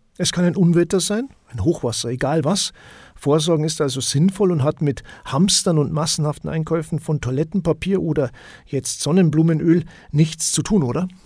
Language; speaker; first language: German; native; German